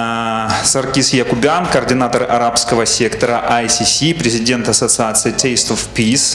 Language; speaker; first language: Russian; native; Russian